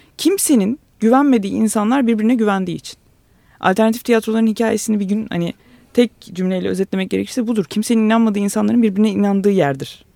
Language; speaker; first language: Turkish; native; Turkish